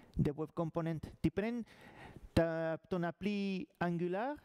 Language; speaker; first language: French; non-native, fluent; Spanish